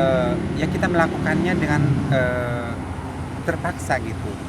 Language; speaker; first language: Indonesian; native; Indonesian